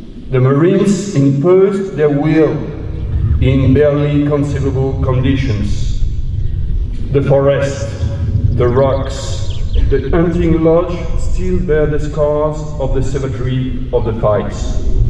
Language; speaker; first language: English; non-native, fluent; French